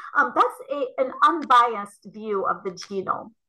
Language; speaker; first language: English; non-native, fluent; Arabic